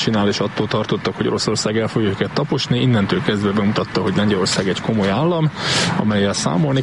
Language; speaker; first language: Hungarian; native; Hungarian